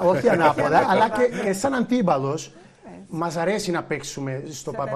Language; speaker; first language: Greek; non-native, fluent; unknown